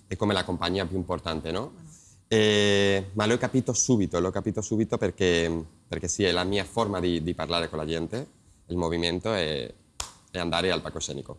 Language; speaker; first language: Italian; non-native, learner; Spanish